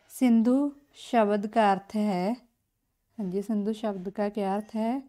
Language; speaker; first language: Hindi; non-native, local second language; Punjabi